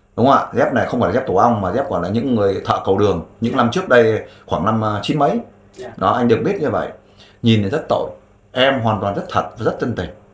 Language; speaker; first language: Vietnamese; native; Vietnamese